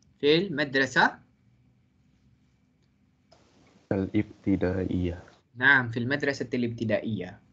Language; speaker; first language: Arabic; non-native, fluent; Malay